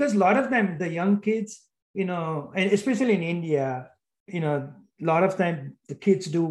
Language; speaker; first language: English; non-native, local second language; Gujarati